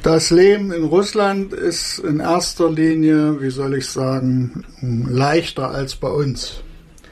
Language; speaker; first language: German; native; German